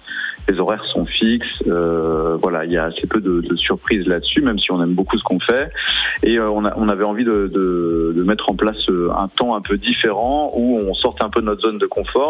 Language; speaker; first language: French; native; French